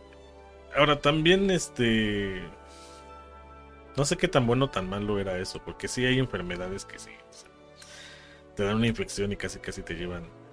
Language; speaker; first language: Spanish; native; Spanish